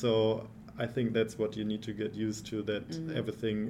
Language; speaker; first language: English; non-native, fluent; German